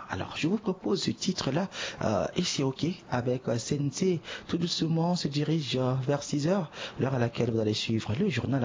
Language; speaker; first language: French; native; French